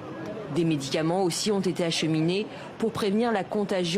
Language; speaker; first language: French; native; French